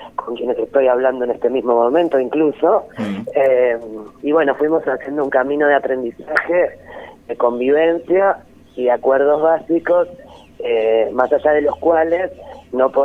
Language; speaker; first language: Spanish; native; Spanish